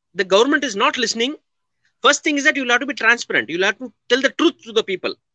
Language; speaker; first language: English; non-native, local second language; Tamil